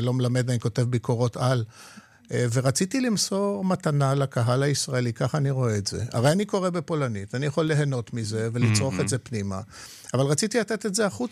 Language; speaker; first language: Hebrew; non-native, local second language; Polish